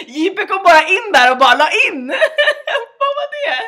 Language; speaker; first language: Swedish; native; Swedish